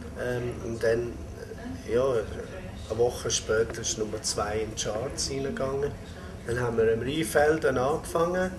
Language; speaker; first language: German; non-native, fluent; Maltese